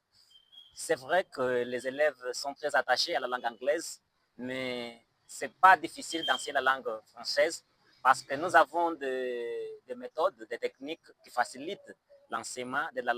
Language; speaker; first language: French; non-native, fluent; Portuguese